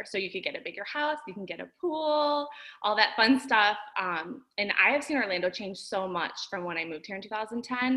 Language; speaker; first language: English; native; English